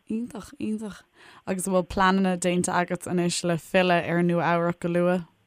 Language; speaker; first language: Irish; native; Irish